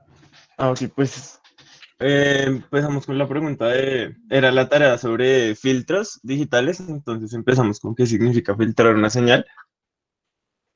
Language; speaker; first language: Spanish; native; Spanish